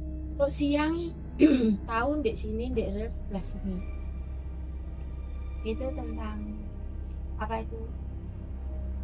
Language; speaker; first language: Indonesian; non-native, local second language; Javanese